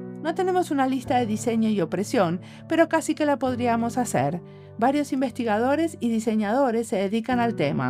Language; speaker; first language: Spanish; native; Spanish